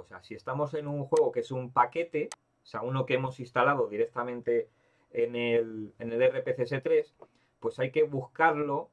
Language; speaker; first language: Spanish; native; Spanish